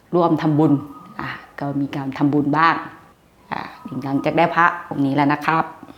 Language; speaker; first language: Thai; native; Thai